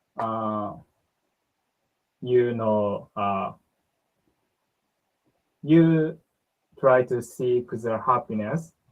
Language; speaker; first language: English; non-native, learner; Japanese